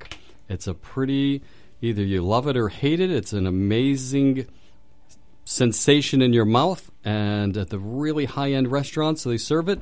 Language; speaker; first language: English; native; English